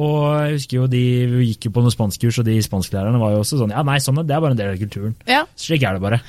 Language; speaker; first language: Norwegian; native; Norwegian